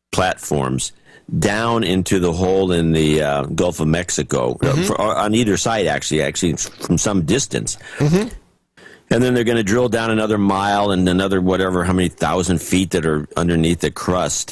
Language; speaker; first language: English; native; English